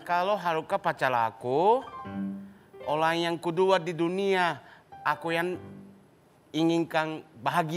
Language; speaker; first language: Indonesian; non-native, learner; Japanese